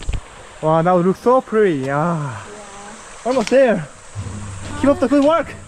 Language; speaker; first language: English; non-native, fluent; Korean